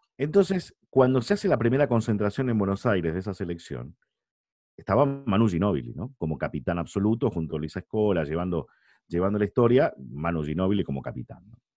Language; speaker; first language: Spanish; native; Spanish